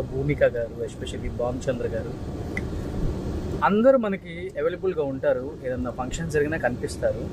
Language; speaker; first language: Telugu; native; Telugu